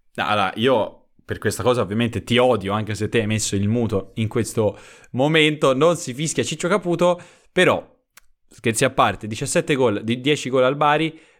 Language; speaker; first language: Italian; native; Italian